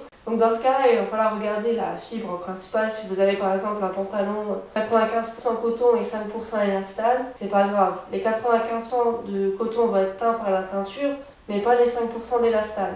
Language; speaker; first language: French; native; French